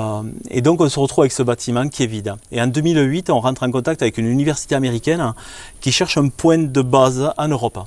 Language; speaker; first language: French; native; French